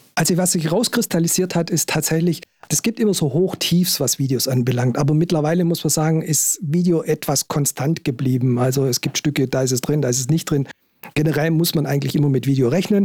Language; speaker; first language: German; native; German